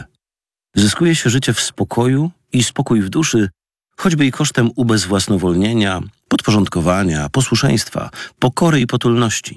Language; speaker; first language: Polish; native; Polish